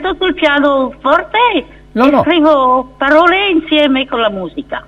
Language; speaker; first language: Italian; non-native, fluent; French